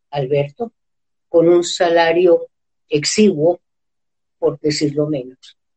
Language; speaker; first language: Spanish; native; Spanish